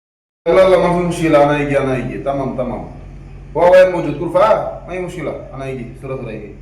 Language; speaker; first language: Arabic; non-native, learner; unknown